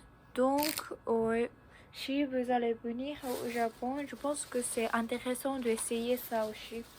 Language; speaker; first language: French; non-native, learner; Japanese